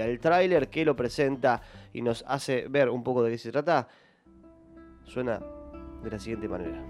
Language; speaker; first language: Spanish; native; Spanish